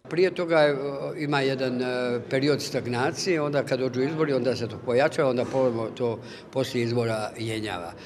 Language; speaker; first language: Bosnian; native; Bosnian